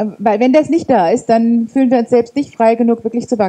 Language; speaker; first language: German; native; German